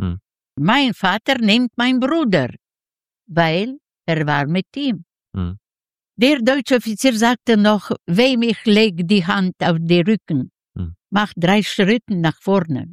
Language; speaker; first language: German; non-native, learner; Yiddish